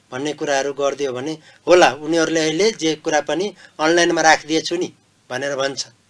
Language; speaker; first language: Nepali; non-native, local second language; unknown